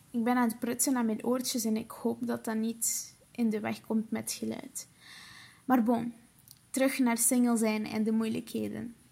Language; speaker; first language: Dutch; early bilingual, other home language; Portuguese